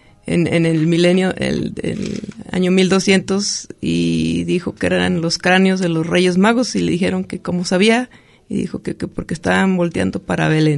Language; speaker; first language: Spanish; native; Spanish